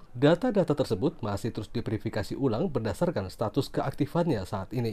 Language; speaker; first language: Indonesian; native; Indonesian